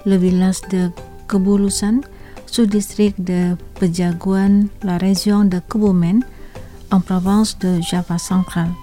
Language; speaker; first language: French; non-native, fluent; Indonesian